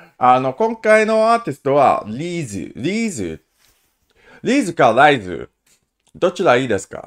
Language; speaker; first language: Japanese; non-native, learner; English